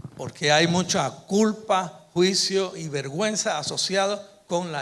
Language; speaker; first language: Spanish; native; Spanish